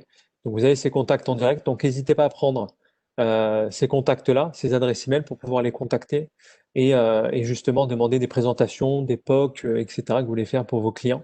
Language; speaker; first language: French; native; French